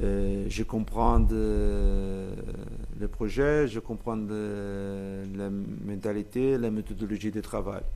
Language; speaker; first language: French; non-native, fluent; Portuguese